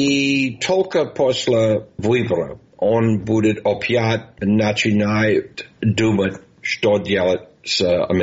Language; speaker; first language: Russian; non-native, fluent; English